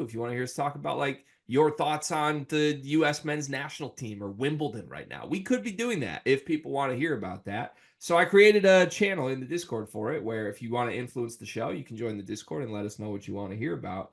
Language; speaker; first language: English; native; English